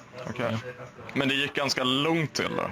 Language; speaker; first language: Swedish; native; Swedish